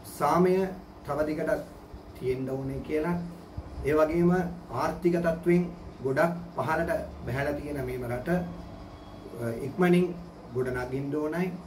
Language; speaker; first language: Sinhala; non-native, local second language; Tamil